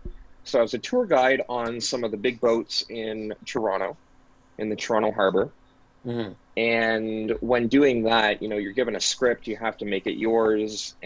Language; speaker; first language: English; native; English